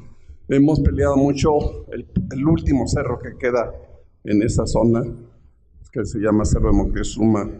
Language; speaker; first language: Spanish; native; Spanish